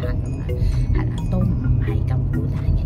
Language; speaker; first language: Cantonese; native; Cantonese